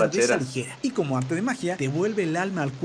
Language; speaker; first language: Spanish; native; Spanish